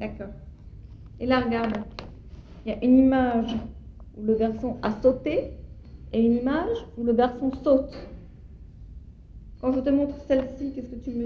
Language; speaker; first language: French; native; French